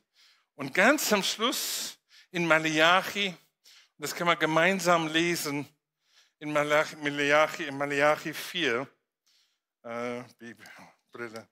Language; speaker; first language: German; non-native, fluent; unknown